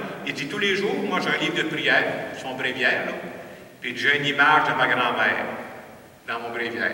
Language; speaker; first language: French; native; French